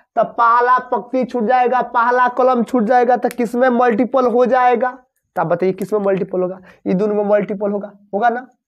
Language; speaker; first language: Hindi; native; Hindi